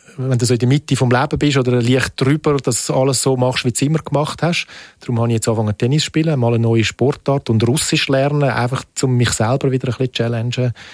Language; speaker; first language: German; native; German